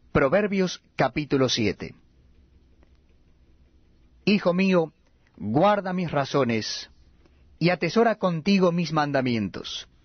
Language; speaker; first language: Spanish; native; Spanish